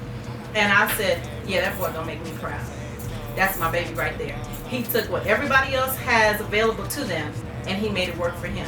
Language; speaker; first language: English; native; English